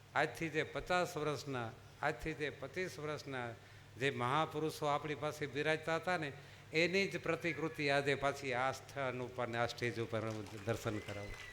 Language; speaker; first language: Gujarati; native; Gujarati